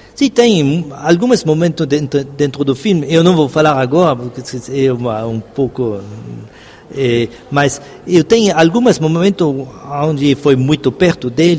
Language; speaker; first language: Portuguese; non-native, fluent; French